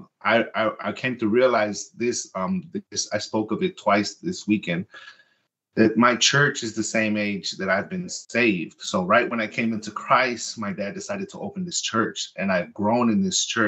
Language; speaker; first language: English; early bilingual, other home language; Spanish